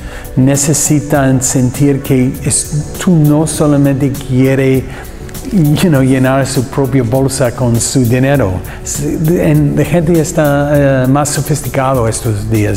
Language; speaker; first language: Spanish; non-native, learner; English